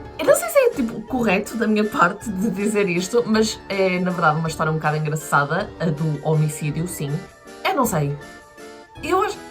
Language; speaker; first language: Portuguese; native; Portuguese